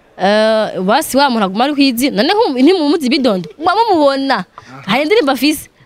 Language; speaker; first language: Rundi; non-native, local second language; Swahili